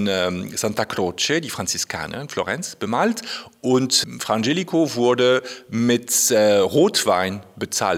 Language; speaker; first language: German; non-native, fluent; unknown